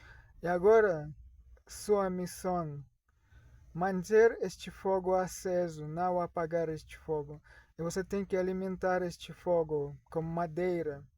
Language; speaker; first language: Portuguese; non-native, learner; Russian